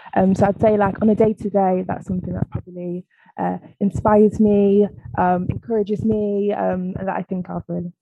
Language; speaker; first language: English; native; English